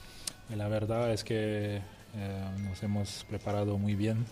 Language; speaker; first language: Spanish; non-native, fluent; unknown